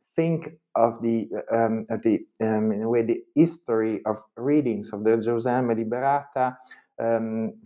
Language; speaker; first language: English; non-native, fluent; Italian